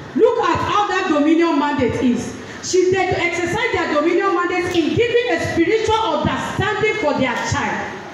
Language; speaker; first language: English; non-native, local second language; Yoruba